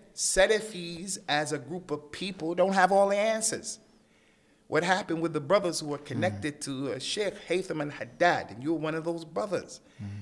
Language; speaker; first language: English; native; English